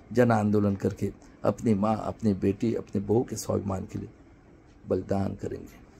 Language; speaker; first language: Hindi; non-native, local second language; Marathi